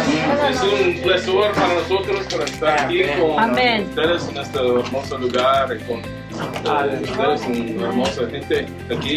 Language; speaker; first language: Spanish; non-native, learner; English